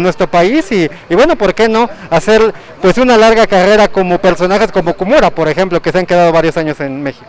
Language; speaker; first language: Spanish; native; Spanish